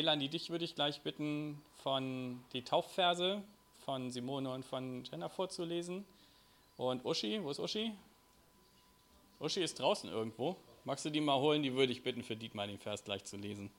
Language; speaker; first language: German; native; German